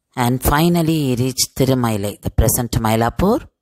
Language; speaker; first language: English; non-native, local second language; Tamil